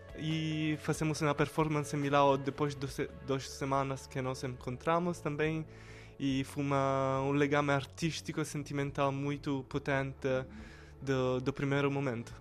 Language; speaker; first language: Portuguese; non-native, learner; Italian